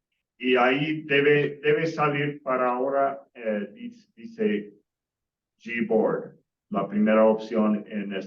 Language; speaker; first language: Spanish; non-native, fluent; English